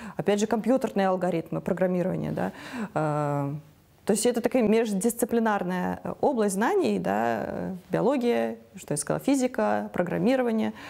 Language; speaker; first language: Russian; native; Russian